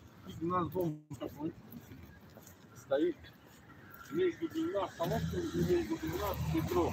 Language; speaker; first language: Russian; non-native, fluent; Tajik